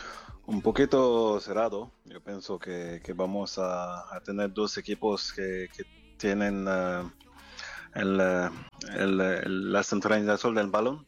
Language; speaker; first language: Spanish; non-native, fluent; French